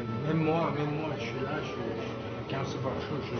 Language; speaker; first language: French; non-native, fluent; Chinese